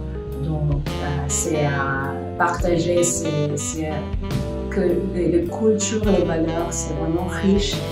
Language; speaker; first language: French; non-native, fluent; Filipino